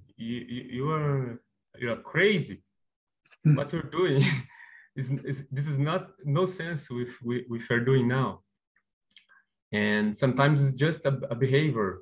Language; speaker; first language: English; non-native, learner; Portuguese